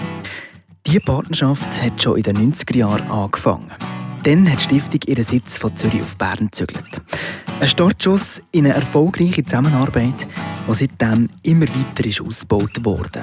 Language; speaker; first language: German; native; German